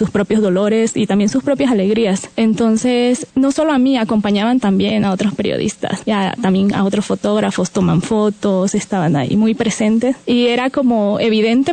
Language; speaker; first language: Spanish; native; Spanish